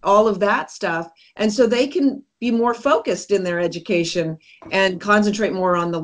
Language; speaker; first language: English; native; English